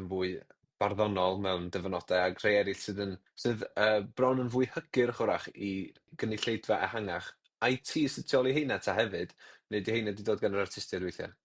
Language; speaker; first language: Welsh; native; Welsh